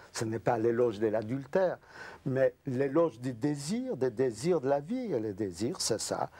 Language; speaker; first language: French; non-native, fluent; Yiddish